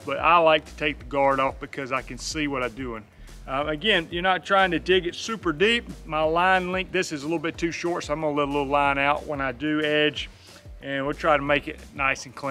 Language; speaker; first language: English; native; English